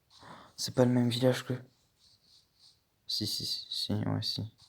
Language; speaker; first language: French; native; French